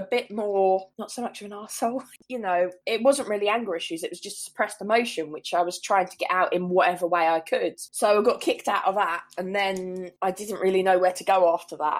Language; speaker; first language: English; native; English